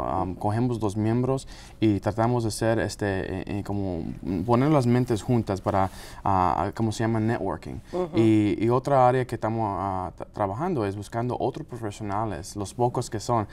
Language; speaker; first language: Spanish; non-native, local second language; English